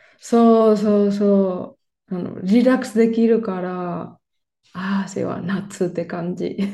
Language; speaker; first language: Japanese; non-native, fluent; Spanish